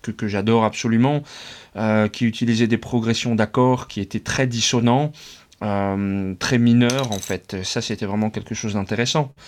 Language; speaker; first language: French; native; French